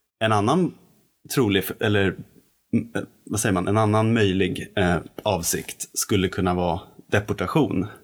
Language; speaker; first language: Swedish; native; Swedish